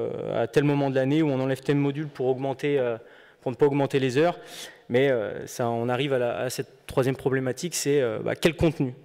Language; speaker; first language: French; native; French